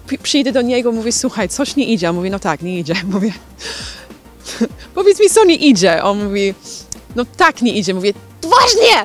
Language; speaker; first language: Polish; non-native, learner; English